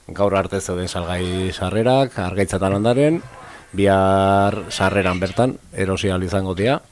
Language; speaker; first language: Basque; native; Basque